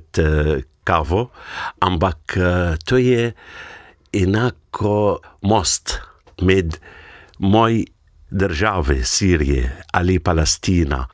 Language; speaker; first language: Slovenian; non-native, learner; Arabic